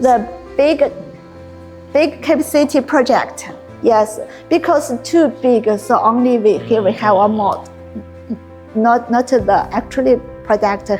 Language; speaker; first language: English; non-native, learner; Chinese